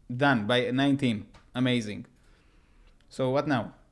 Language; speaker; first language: English; non-native, fluent; Hebrew